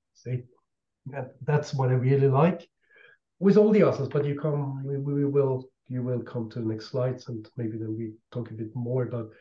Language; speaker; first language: English; non-native, fluent; German